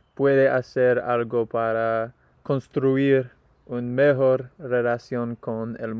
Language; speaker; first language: Spanish; non-native, learner; English